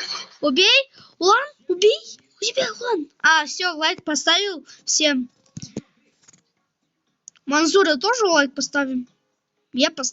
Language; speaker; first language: Russian; non-native, local second language; Kyrgyz